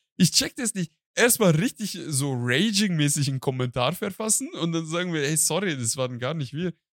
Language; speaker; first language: German; non-native, fluent; Hungarian